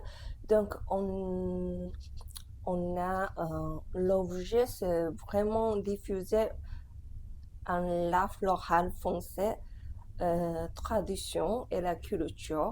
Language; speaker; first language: French; non-native, fluent; Japanese